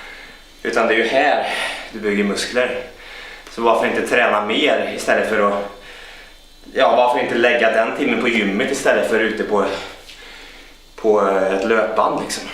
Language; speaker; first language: Swedish; native; Swedish